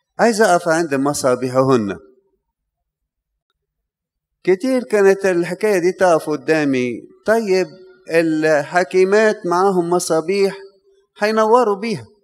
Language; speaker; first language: Arabic; native; Arabic